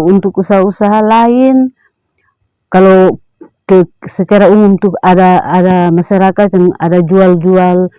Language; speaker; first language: Indonesian; non-native, local second language; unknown